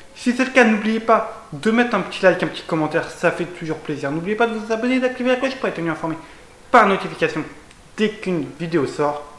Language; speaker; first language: French; native; French